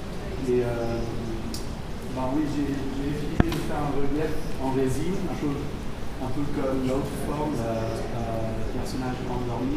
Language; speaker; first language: French; non-native, fluent; German